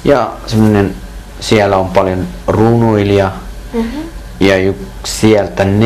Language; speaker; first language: Finnish; non-native, learner; Persian